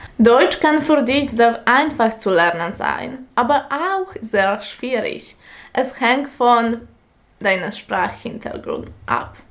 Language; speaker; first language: German; non-native, fluent; Polish